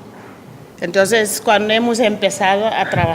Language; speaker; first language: Spanish; non-native, fluent; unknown